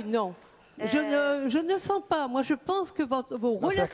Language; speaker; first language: French; native; French